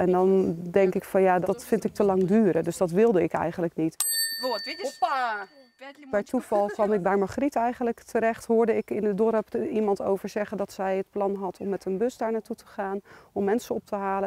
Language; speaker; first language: Dutch; native; Dutch